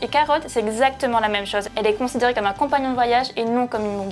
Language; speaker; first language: French; native; French